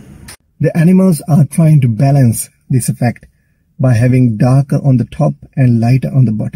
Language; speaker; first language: English; non-native, local second language; Sinhala